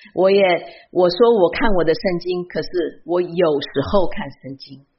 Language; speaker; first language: Chinese; early bilingual, heritage; Chinese